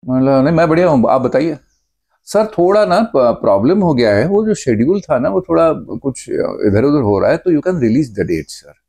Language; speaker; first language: Hindi; non-native, local second language; Marathi